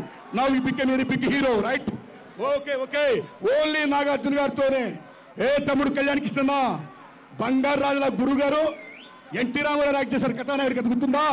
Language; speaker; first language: Telugu; native; Telugu